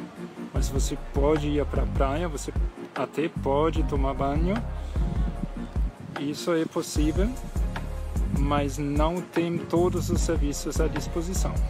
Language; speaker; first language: Portuguese; non-native, fluent; German